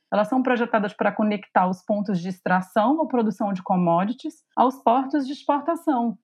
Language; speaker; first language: Portuguese; native; Portuguese